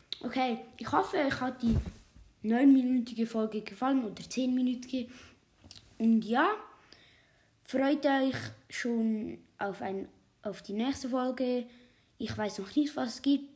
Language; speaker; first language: German; native; German